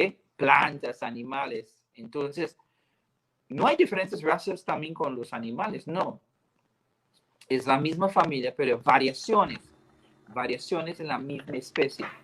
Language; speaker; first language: Spanish; non-native, fluent; English